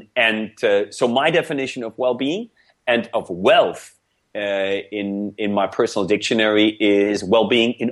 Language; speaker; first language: English; non-native, fluent; German